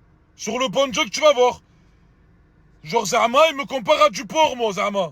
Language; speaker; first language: French; native; French